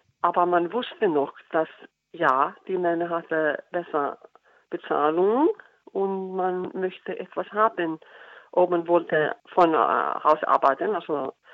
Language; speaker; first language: German; non-native, learner; Icelandic